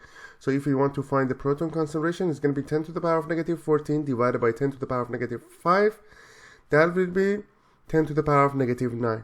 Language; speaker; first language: English; non-native, fluent; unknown